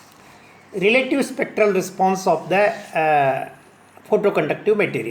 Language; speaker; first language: Hindi; native; Hindi